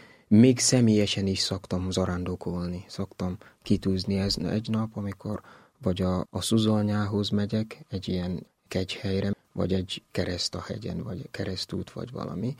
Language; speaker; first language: Hungarian; non-native, fluent; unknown